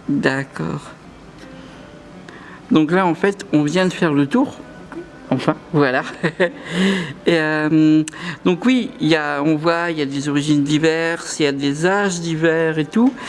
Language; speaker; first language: French; native; French